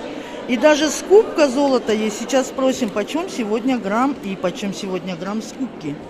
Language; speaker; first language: Russian; non-native, local second language; Kazakh